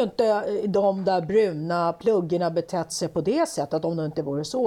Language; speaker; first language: Swedish; native; Swedish